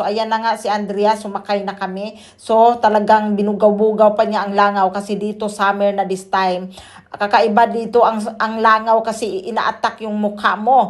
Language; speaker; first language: Filipino; native; Filipino